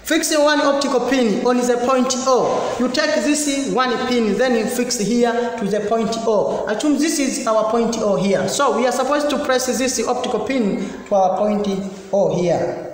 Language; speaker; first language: English; non-native, local second language; Swahili